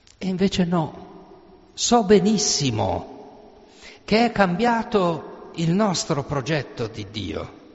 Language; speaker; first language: Italian; native; Italian